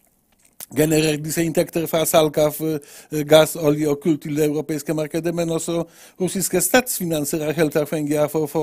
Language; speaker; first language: Norwegian; non-native, fluent; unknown